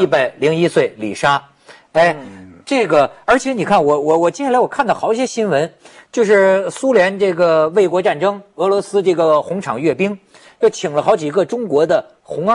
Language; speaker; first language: Chinese; native; Chinese